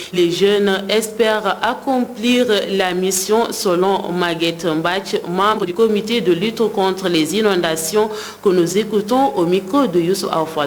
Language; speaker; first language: French; non-native, local second language; Wolof